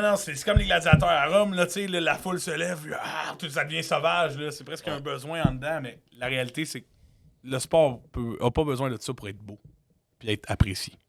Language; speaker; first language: French; native; French